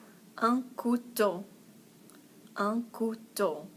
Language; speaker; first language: French; non-native, fluent; English